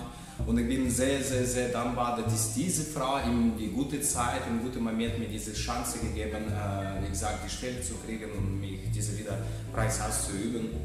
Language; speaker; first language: German; non-native, fluent; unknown